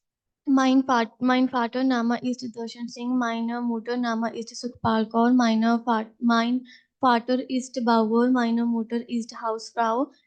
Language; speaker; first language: German; non-native, learner; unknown